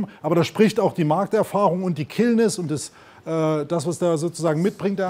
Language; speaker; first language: German; native; German